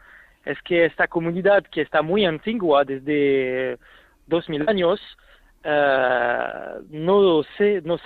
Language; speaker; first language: Spanish; non-native, fluent; French